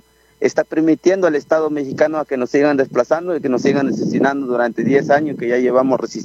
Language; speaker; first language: Spanish; non-native, local second language; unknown